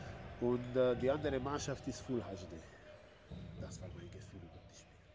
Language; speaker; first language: German; non-native, learner; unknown